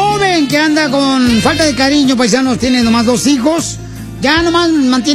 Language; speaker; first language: Spanish; native; Spanish